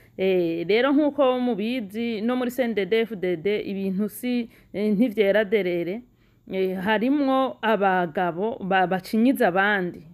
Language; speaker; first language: Rundi; native; Rundi